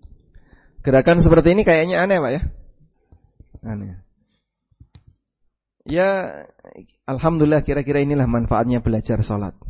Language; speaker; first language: Indonesian; native; Indonesian